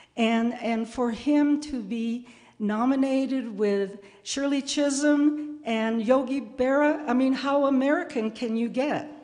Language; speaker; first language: English; native; English